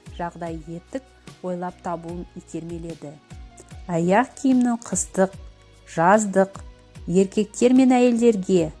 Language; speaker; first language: Kazakh; native; Kazakh